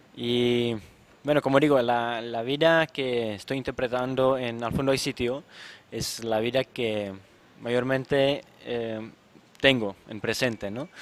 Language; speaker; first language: Spanish; non-native, fluent; Czech